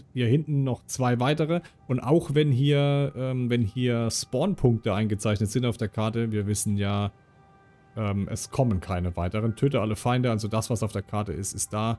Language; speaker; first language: German; native; German